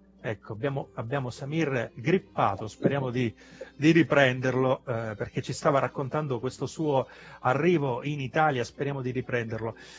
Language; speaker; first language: Italian; native; Italian